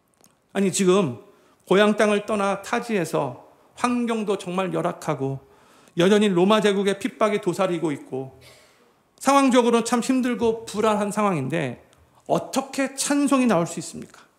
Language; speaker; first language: Korean; native; Korean